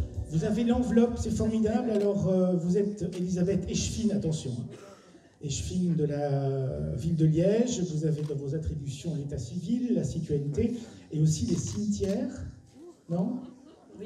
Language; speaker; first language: French; native; French